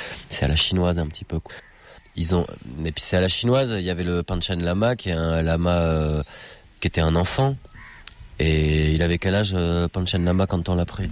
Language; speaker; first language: French; native; French